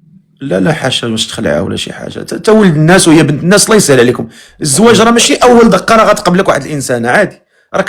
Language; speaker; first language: Arabic; native; Arabic